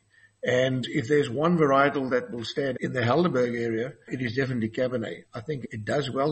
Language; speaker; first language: English; non-native, local second language; Afrikaans